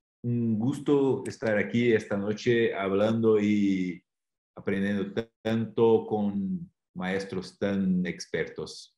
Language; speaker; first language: Spanish; non-native, fluent; Portuguese